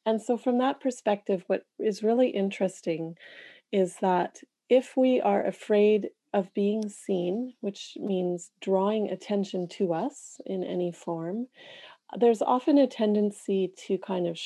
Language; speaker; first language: English; native; English